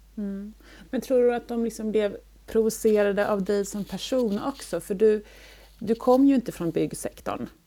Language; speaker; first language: Swedish; native; Swedish